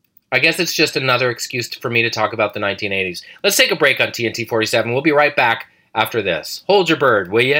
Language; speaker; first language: English; native; English